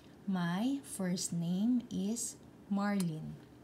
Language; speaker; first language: English; non-native, local second language; Filipino